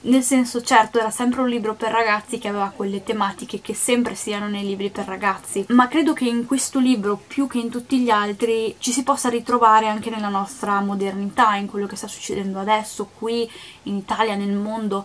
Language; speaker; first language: Italian; native; Italian